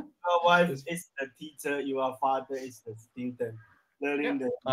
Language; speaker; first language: English; non-native, learner; Chinese